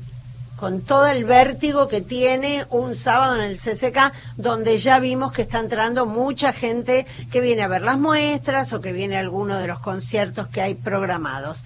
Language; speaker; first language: Spanish; native; Spanish